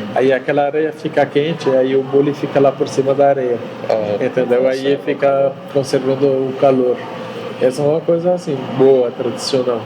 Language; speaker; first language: Portuguese; non-native, fluent; Arabic